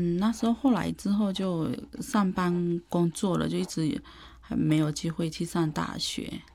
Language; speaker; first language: Chinese; non-native, fluent; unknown